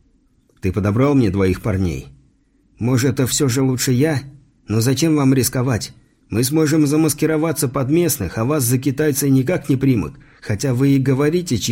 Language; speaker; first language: Russian; native; Russian